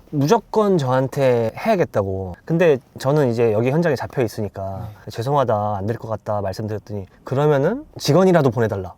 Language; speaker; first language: Korean; native; Korean